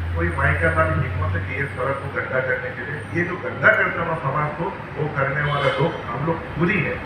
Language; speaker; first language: Hindi; non-native, local second language; Assamese